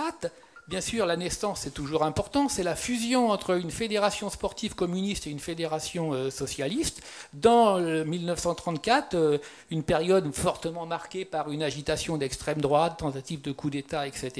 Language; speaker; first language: French; native; French